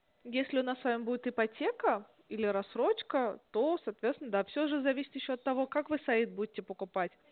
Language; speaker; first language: Russian; native; Russian